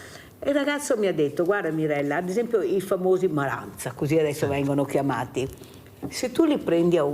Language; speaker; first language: Italian; native; Italian